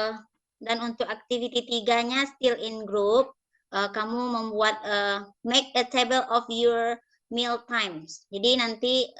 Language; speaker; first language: English; non-native, learner; Indonesian